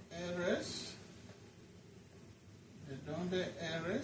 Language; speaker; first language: Spanish; non-native, learner; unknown